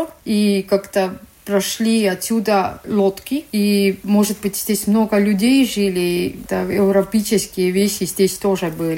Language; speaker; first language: Russian; non-native, learner; Estonian